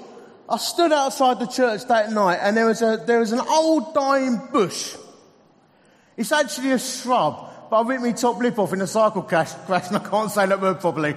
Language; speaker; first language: English; native; English